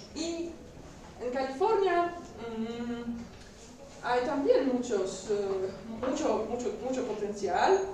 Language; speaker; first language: Spanish; non-native, learner; Polish